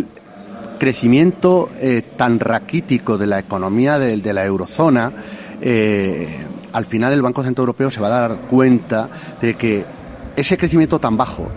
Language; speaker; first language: Spanish; native; Spanish